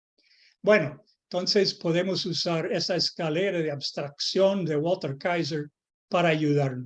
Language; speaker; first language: Spanish; non-native, fluent; English